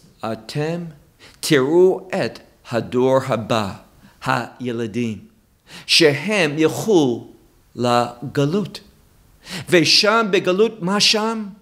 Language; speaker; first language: Hebrew; non-native, fluent; English